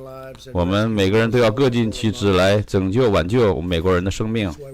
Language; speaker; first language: Chinese; native; Chinese